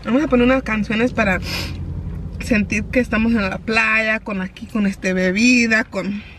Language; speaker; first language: Spanish; early bilingual, heritage; Spanish